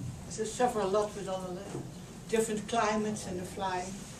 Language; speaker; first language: English; non-native, fluent; Dutch